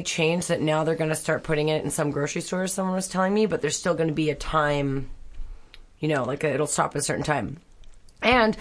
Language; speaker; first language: English; native; English